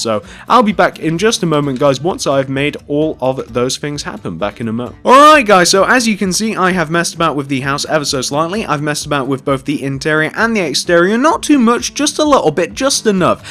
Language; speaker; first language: English; native; English